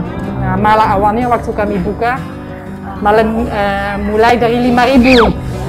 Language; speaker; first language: Indonesian; non-native, fluent; Dutch